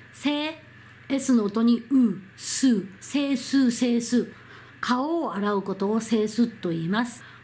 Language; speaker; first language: Japanese; non-native, fluent; Korean